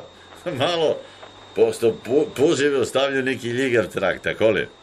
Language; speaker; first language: Serbian; native; Serbian